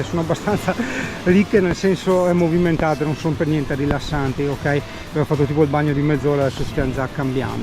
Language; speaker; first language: Italian; native; Italian